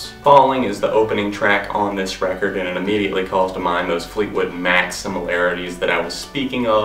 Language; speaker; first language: English; native; English